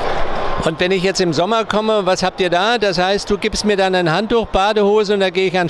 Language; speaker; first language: German; native; German